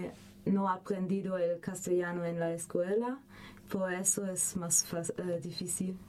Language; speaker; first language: Spanish; non-native, learner; German